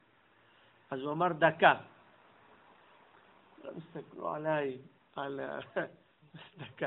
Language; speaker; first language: Hebrew; non-native, fluent; English